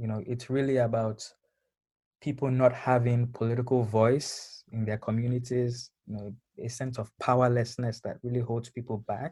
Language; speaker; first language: English; non-native, local second language; Yoruba